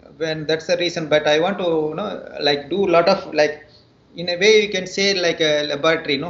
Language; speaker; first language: English; non-native, local second language; Tamil